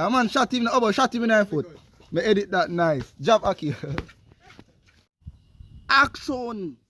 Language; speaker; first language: English; non-native, local second language; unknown